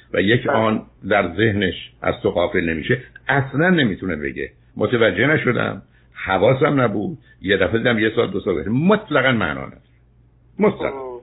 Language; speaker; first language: Persian; native; Persian